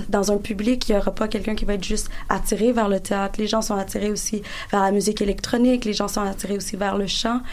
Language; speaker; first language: French; native; French